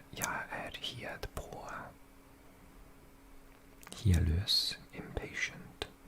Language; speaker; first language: Swedish; non-native, learner; English